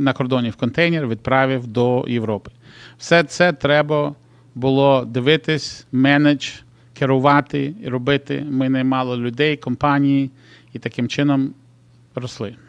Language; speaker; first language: Ukrainian; non-native, local second language; Russian